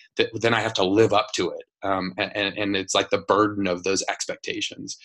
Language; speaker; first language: English; native; English